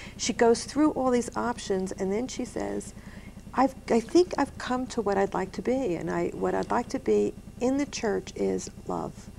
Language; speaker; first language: English; native; English